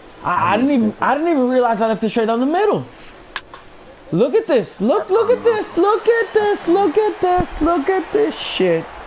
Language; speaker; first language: English; early bilingual, other home language; Spanish